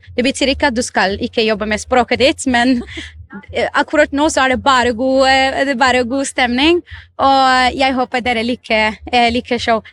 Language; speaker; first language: Norwegian; non-native, fluent; Arabic